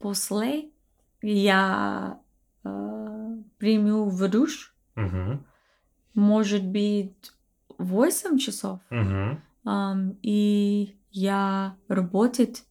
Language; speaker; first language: Russian; non-native, learner; English